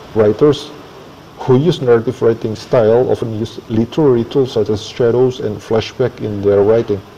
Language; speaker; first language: English; non-native, fluent; Indonesian